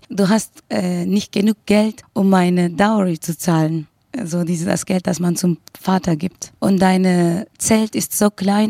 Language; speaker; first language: German; non-native, learner; Kurdish